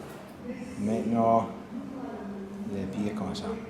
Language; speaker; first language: French; non-native, learner; English